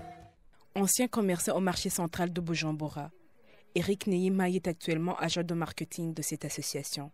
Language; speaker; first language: French; non-native, local second language; Rundi